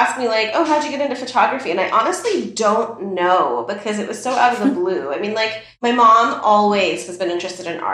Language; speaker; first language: English; early bilingual, other home language; Persian